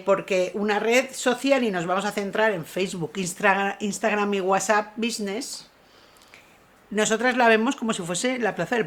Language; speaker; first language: Spanish; native; Spanish